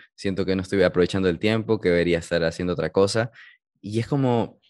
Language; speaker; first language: Spanish; early bilingual, heritage; Spanish